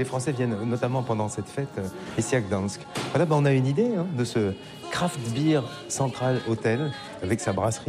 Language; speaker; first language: French; native; French